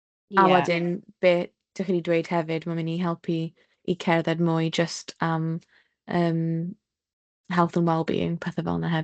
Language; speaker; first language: Welsh; non-native, local second language; English